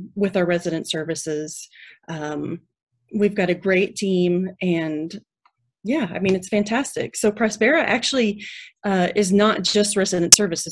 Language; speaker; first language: English; native; English